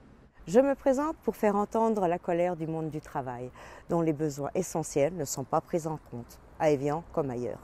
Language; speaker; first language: French; native; French